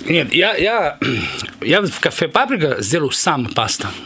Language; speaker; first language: Russian; non-native, learner; Italian